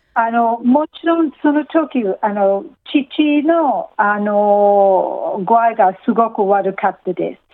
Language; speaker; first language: Japanese; non-native, learner; English